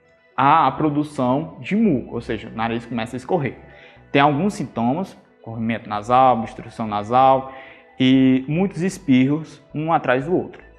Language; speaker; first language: Portuguese; native; Portuguese